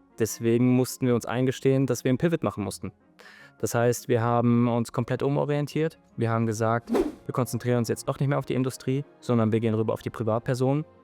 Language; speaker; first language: German; native; German